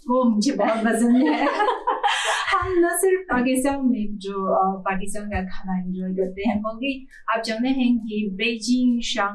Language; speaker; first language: Hindi; non-native, fluent; Chinese